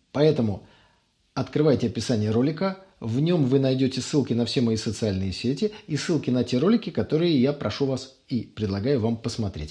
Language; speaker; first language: Russian; native; Russian